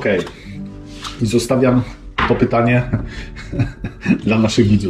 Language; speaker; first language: Polish; native; Polish